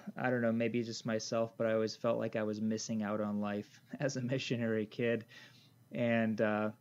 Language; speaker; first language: English; native; English